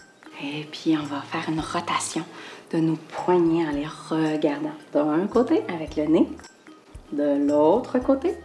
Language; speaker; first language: French; native; French